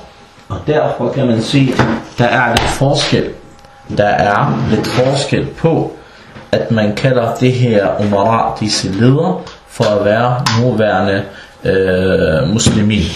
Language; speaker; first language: Danish; early bilingual, other home language; Arabic